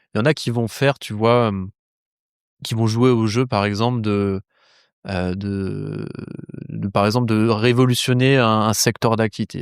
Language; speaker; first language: French; native; French